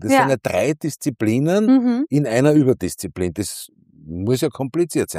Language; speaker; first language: German; native; German